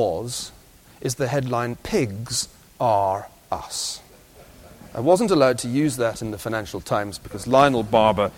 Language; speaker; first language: English; native; English